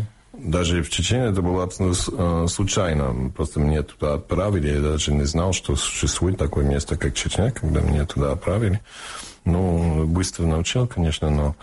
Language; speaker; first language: Russian; early bilingual, heritage; Russian